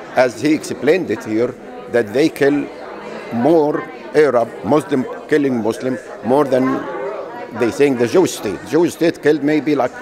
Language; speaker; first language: English; non-native, fluent; Arabic